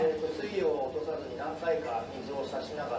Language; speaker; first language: Japanese; native; Japanese